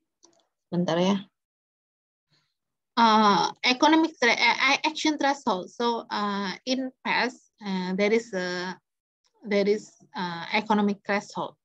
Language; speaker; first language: English; non-native, learner; Indonesian